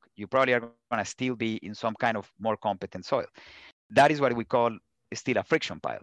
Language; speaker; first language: English; non-native, fluent; Spanish